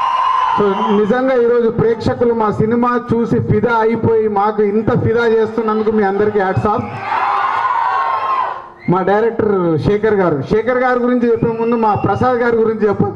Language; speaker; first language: Telugu; native; Telugu